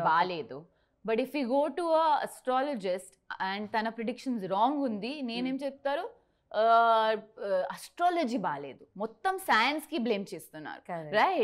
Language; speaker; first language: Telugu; non-native, learner; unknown